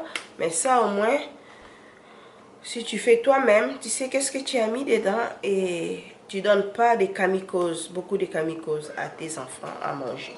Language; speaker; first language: French; non-native, local second language; Lingala